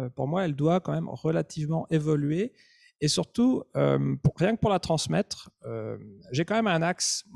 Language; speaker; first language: French; native; French